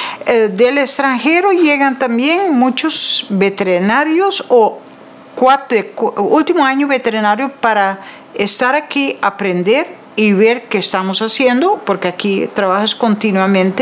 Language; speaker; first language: Spanish; non-native, fluent; Dutch